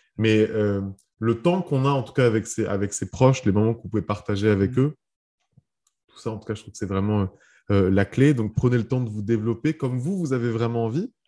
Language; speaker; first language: French; early bilingual, other home language; Arabic